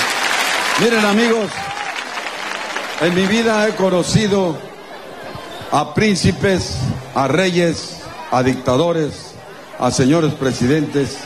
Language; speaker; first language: Spanish; native; Spanish